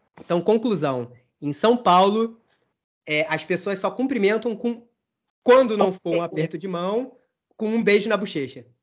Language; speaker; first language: Portuguese; native; Portuguese